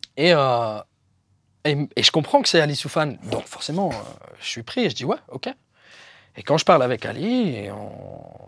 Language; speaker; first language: French; native; French